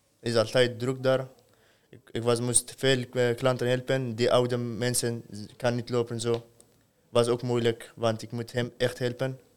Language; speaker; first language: Dutch; non-native, learner; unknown